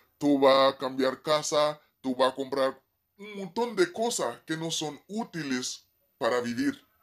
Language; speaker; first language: Spanish; non-native, fluent; Haitian Creole